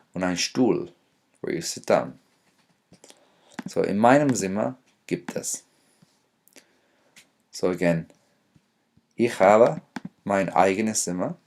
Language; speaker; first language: German; non-native, fluent; English